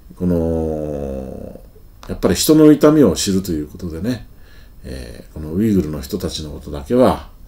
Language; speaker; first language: Japanese; native; Japanese